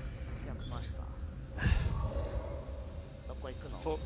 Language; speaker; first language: Japanese; native; Japanese